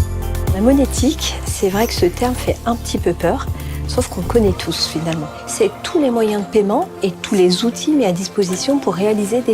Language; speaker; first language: French; native; French